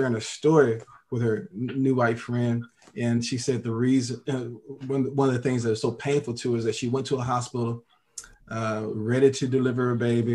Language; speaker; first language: English; native; English